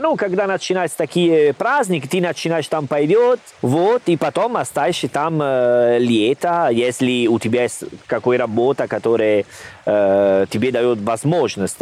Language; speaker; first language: Russian; non-native, learner; Italian